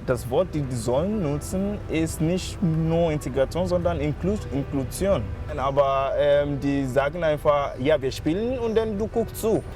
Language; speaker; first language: German; non-native, learner; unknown